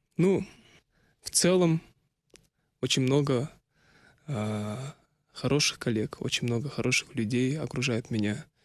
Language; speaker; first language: Russian; non-native, local second language; Kazakh